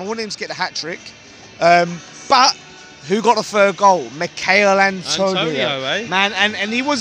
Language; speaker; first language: English; native; English